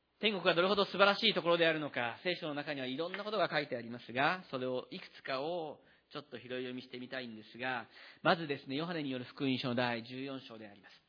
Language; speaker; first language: Japanese; native; Japanese